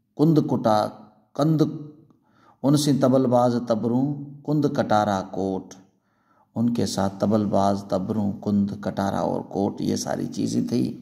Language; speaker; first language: Urdu; non-native, local second language; Sindhi